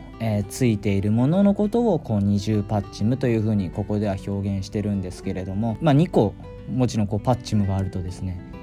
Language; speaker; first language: Japanese; native; Japanese